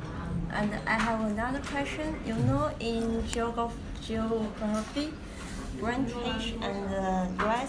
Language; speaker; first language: English; non-native, learner; Chinese